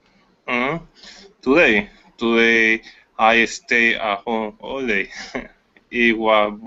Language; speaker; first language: English; non-native, learner; Spanish